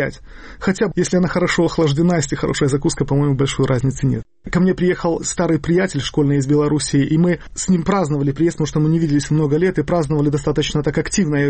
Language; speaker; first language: Russian; native; Russian